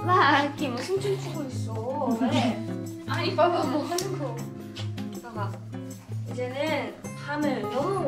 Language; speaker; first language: Korean; non-native, learner; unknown